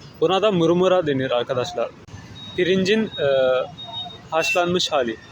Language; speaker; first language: Turkish; non-native, fluent; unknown